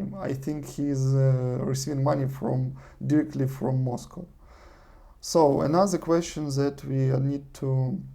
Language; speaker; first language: English; non-native, learner; Russian